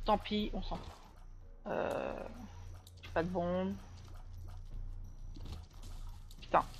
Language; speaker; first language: French; native; French